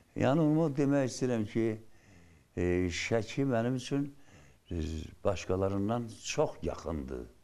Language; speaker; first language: Azerbaijani; native; Azerbaijani